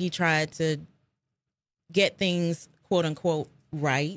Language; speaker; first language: English; native; English